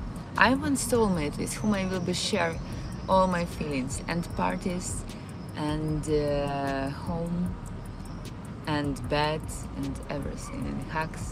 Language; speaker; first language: English; non-native, learner; Russian